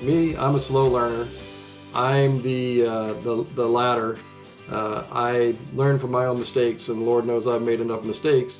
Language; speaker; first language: English; native; English